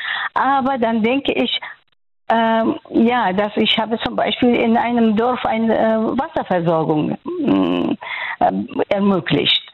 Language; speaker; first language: German; non-native, fluent; Persian